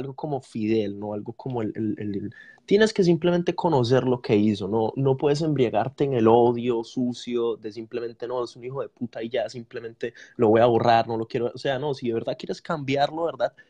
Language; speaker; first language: Spanish; native; Spanish